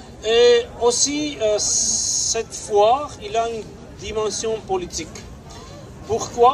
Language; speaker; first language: French; non-native, fluent; Armenian